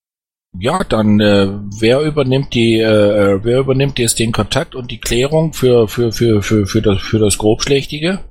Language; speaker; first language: German; native; German